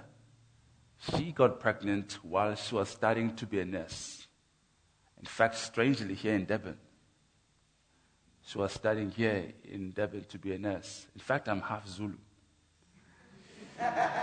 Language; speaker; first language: English; non-native, local second language; Xhosa